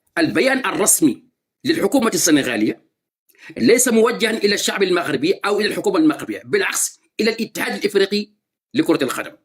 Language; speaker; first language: Arabic; non-native, fluent; Wolof